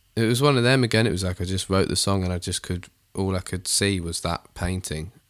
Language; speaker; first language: English; native; English